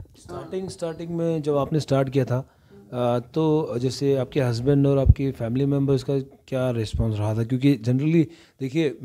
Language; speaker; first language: Hindi; native; Hindi